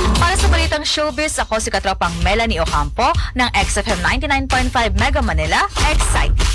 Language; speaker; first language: Filipino; native; Filipino